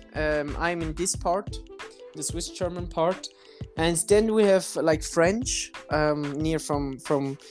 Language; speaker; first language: English; non-native, fluent; German